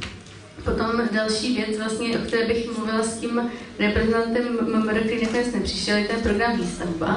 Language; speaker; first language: Czech; native; Czech